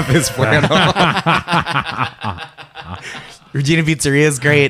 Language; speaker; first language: English; native; English